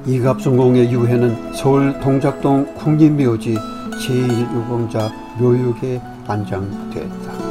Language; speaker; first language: Korean; native; Korean